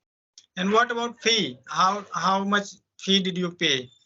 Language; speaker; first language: English; non-native, local second language; Hindi